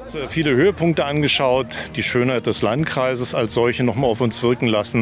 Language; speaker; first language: German; native; German